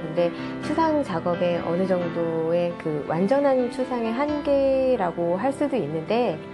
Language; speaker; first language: Korean; native; Korean